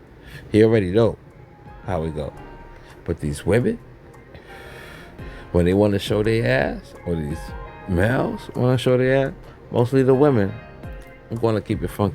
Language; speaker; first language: English; native; English